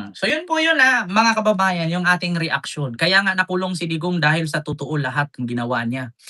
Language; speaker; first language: Filipino; non-native, local second language; Cebuano